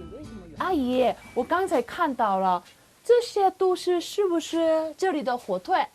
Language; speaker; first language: Chinese; non-native, learner; Korean